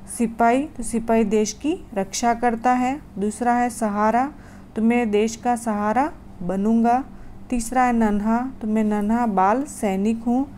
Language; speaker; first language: Hindi; non-native, local second language; Gujarati